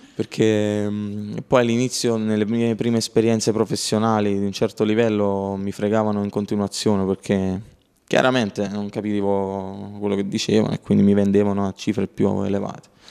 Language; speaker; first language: Italian; native; Italian